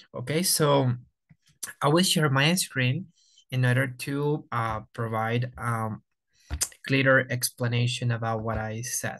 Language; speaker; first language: English; non-native, fluent; Spanish